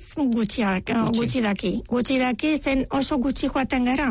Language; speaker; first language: Basque; non-native, fluent; Bulgarian